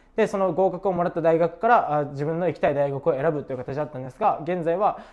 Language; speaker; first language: Japanese; native; Japanese